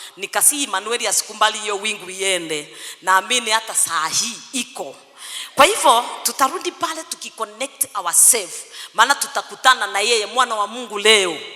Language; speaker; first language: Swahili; non-native, local second language; Kikuyu